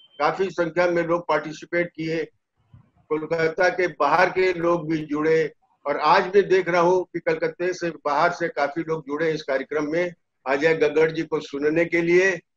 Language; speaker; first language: Hindi; native; Hindi